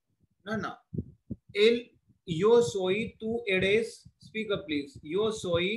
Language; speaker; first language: Spanish; non-native, learner; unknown